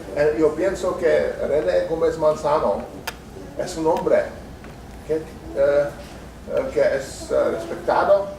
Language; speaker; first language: Spanish; non-native, learner; Czech